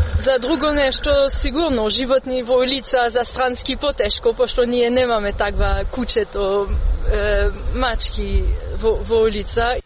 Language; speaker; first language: Macedonian; non-native, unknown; French